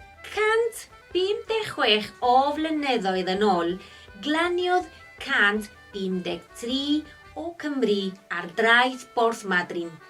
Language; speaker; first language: Welsh; non-native, local second language; Spanish